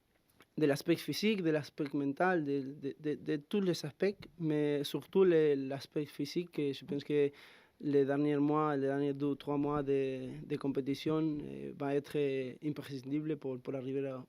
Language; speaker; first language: French; non-native, fluent; Spanish